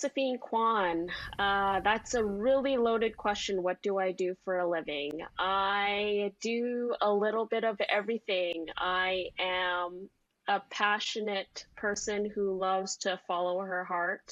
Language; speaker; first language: English; native; English